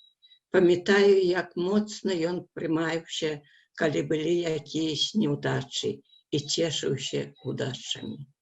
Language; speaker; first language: Belarusian; early bilingual, heritage; Belarusian